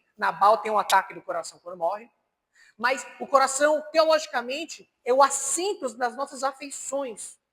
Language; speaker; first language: Portuguese; native; Portuguese